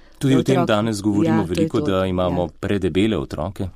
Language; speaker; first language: Slovenian; native; Slovenian